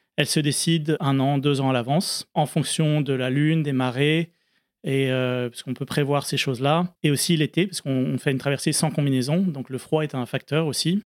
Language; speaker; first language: French; native; French